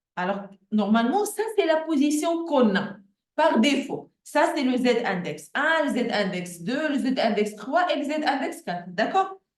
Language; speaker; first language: French; non-native, local second language; Arabic